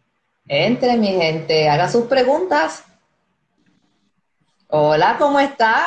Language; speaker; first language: Spanish; native; Spanish